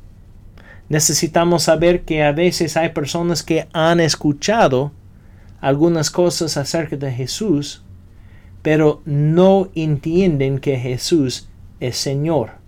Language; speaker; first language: Spanish; non-native, fluent; English